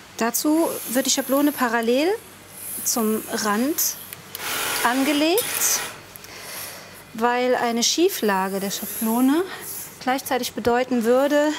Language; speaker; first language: German; native; German